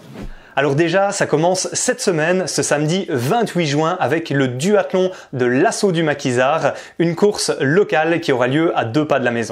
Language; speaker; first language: French; native; French